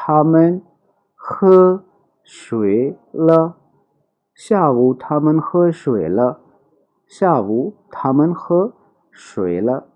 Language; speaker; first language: Chinese; non-native, fluent; Urdu